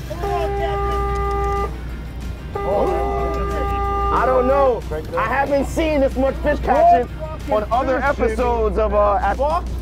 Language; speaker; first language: English; native; English